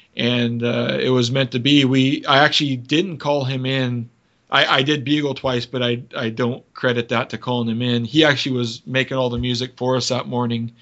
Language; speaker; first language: English; native; English